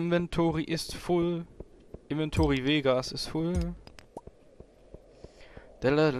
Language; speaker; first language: German; native; German